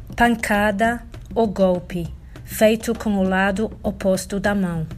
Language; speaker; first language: Portuguese; non-native, fluent; English